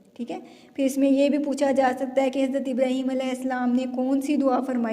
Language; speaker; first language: Urdu; native; Urdu